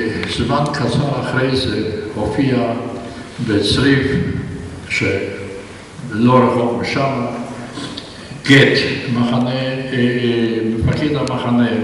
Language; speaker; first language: Hebrew; non-native, fluent; Polish